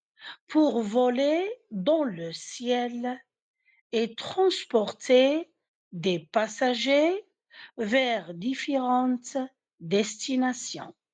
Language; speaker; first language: French; non-native, fluent; Arabic